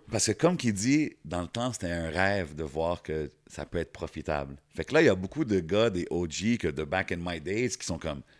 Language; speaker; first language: French; native; French